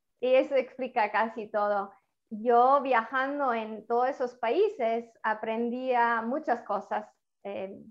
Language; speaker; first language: Spanish; non-native, fluent; Italian